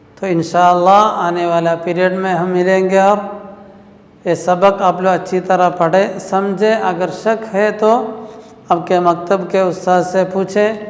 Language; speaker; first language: Urdu; non-native, local second language; Malayalam